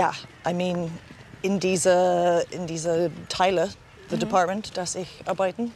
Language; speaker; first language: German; non-native, learner; English